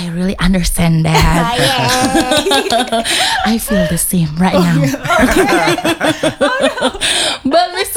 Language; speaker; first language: English; non-native, fluent; Indonesian